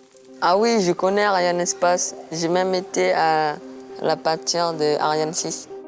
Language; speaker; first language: French; non-native, local second language; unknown